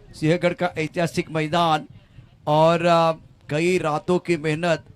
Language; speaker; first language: Hindi; non-native, local second language; Marathi